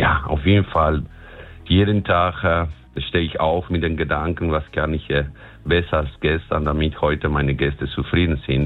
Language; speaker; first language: German; non-native, fluent; Spanish